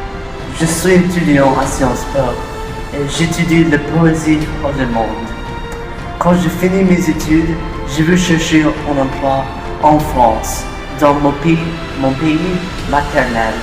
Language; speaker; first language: French; non-native, learner; English